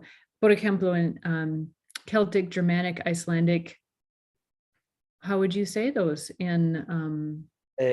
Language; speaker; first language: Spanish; non-native, learner; English